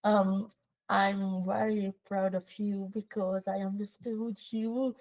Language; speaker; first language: English; non-native, learner; Hungarian